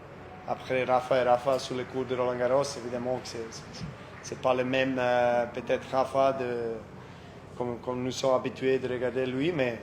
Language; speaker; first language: French; non-native, fluent; Serbian